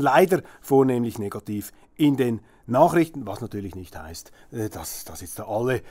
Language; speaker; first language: German; native; German